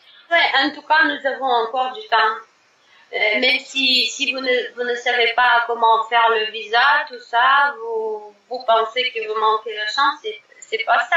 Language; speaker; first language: French; non-native, fluent; Russian